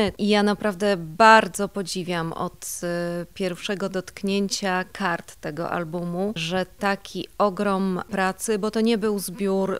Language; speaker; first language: Polish; native; Polish